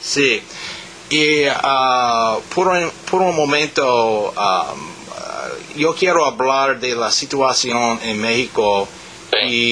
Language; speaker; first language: Spanish; non-native, learner; English